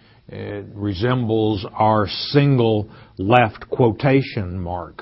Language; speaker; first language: English; native; English